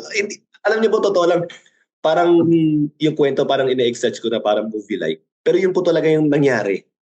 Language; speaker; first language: Filipino; early bilingual, other home language; Korean